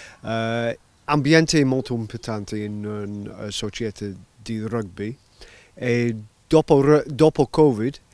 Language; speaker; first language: Italian; non-native, learner; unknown